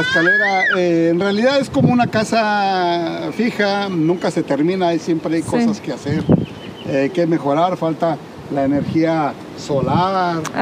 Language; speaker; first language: Spanish; native; Spanish